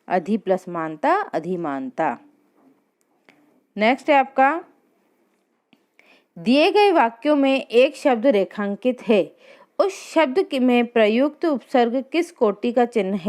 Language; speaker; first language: Hindi; native; Hindi